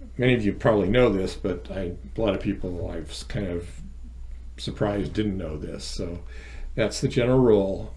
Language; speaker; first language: English; native; English